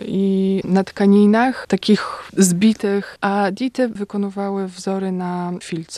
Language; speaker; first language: Polish; non-native, local second language; Ukrainian